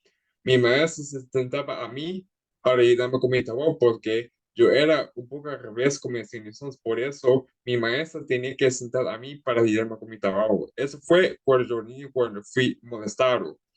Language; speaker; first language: Spanish; early bilingual, heritage; Spanish